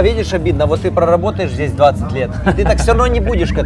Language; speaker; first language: Russian; native; Russian